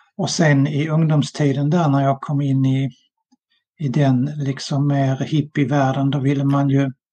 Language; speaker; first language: Swedish; native; Swedish